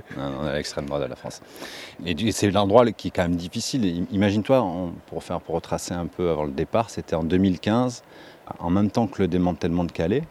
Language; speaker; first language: French; native; French